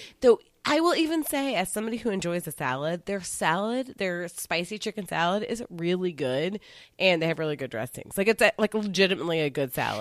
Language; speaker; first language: English; native; English